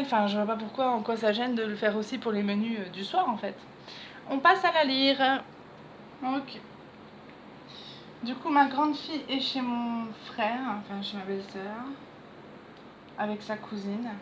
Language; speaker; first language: French; native; French